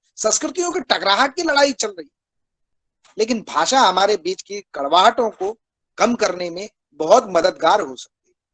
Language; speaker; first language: Hindi; native; Hindi